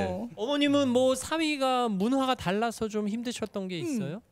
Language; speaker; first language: Korean; native; Korean